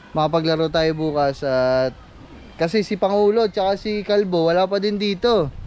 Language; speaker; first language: Filipino; native; Filipino